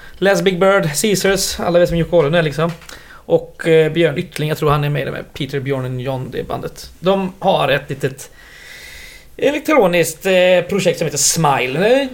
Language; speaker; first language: Swedish; native; Swedish